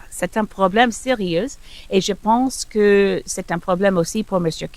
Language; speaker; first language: French; non-native, learner; English